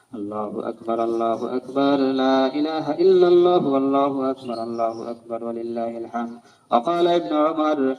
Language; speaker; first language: Arabic; non-native, fluent; Bangla